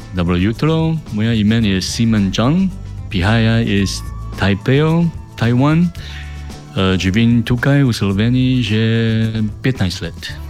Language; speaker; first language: Slovenian; non-native, learner; Chinese